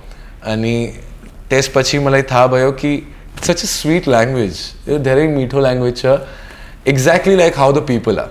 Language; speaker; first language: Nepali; non-native, learner; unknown